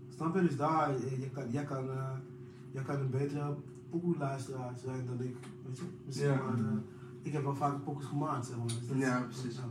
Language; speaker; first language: Dutch; native; Dutch